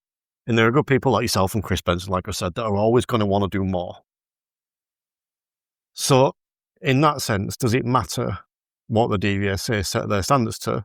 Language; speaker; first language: English; native; English